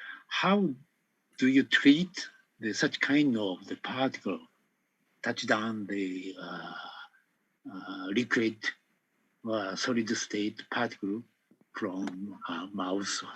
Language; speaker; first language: English; non-native, fluent; Japanese